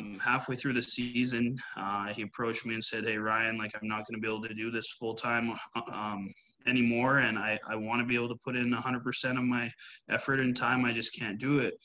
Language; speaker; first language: English; native; English